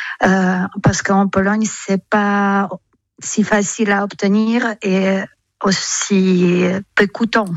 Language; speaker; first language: French; non-native, fluent; Polish